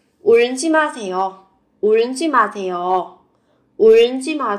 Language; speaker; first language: Korean; non-native, fluent; Vietnamese